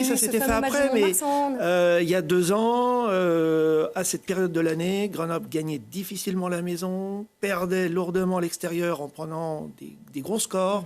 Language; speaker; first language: French; native; French